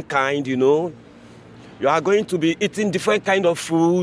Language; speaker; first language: English; non-native, local second language; Bini